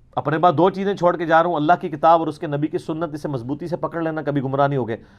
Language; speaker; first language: Urdu; non-native, local second language; Punjabi